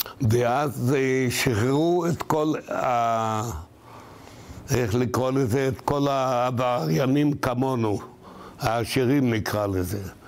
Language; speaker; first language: Hebrew; non-native, fluent; Yiddish